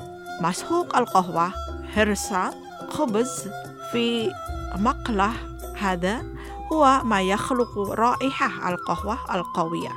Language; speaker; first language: Arabic; non-native, fluent; Indonesian